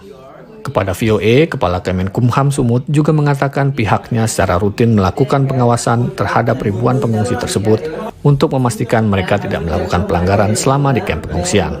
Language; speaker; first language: Indonesian; native; Indonesian